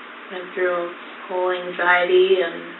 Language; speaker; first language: English; native; English